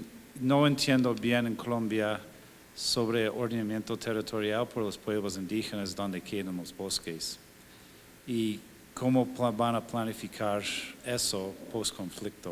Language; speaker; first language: Spanish; non-native, fluent; English